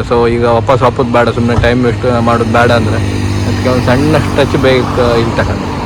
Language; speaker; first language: Kannada; non-native, local second language; Konkani